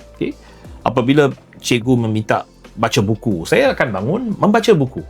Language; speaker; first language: Malay; non-native, local second language; Chinese